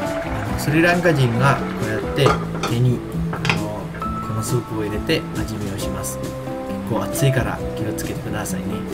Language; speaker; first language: Japanese; non-native, learner; Sinhala